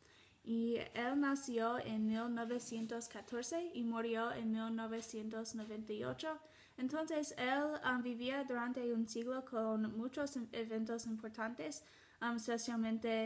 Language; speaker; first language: Spanish; non-native, learner; English